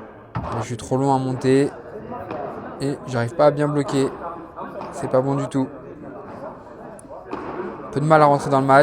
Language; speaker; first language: French; native; French